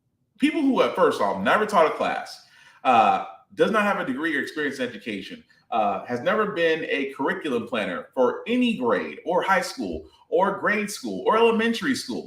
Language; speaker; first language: English; native; English